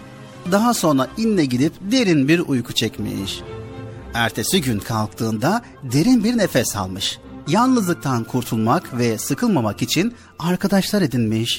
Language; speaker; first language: Turkish; native; Turkish